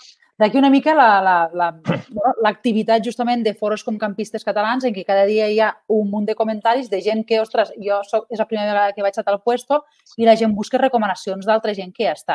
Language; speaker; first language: Catalan; native; Catalan